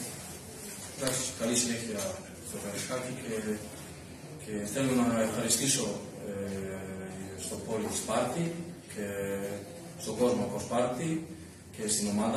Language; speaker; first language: Greek; non-native, learner; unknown